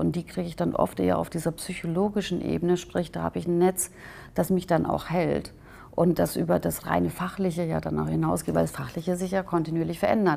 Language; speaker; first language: German; native; German